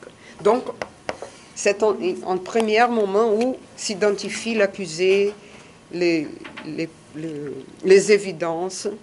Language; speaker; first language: French; non-native, fluent; Portuguese